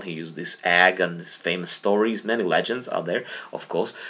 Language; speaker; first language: English; non-native, fluent; Slovak